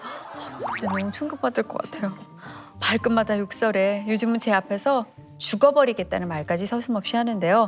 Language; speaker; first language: Korean; native; Korean